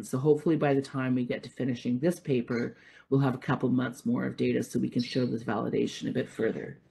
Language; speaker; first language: English; native; English